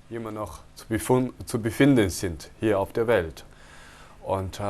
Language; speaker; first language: German; non-native, fluent; Chinese